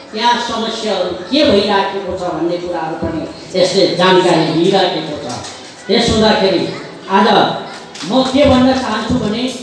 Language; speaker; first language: Nepali; non-native, local second language; Eastern Tamang